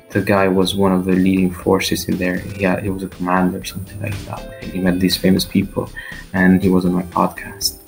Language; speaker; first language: English; non-native, fluent; Albanian